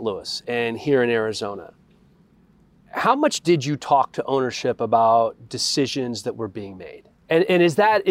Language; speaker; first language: English; native; English